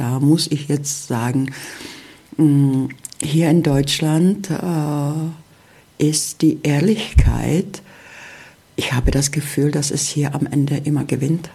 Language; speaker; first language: German; early bilingual, heritage; Czech